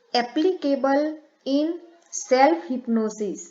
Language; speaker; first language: English; non-native, local second language; Gujarati